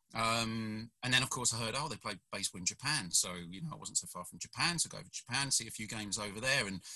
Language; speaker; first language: English; native; English